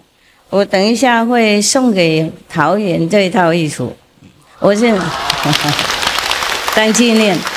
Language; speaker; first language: Chinese; non-native, fluent; Vietnamese